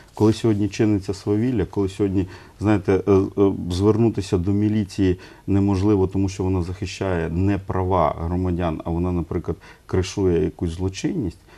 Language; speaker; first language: Ukrainian; non-native, local second language; Russian